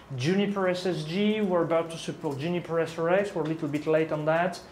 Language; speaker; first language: English; non-native, fluent; French